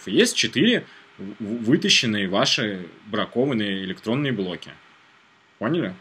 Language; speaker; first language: Russian; native; Russian